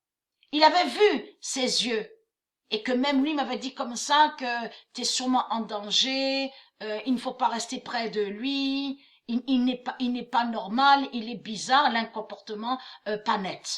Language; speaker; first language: French; native; French